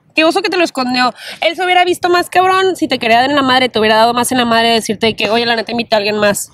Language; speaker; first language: Spanish; early bilingual, heritage; Spanish